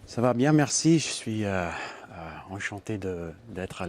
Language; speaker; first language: French; non-native, learner; English